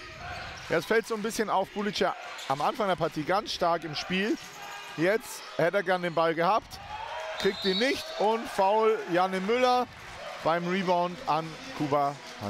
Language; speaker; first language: German; native; German